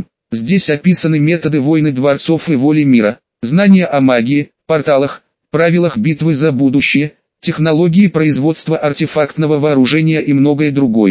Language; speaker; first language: Russian; native; Russian